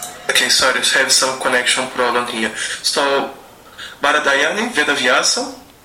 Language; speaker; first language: English; non-native, fluent; Portuguese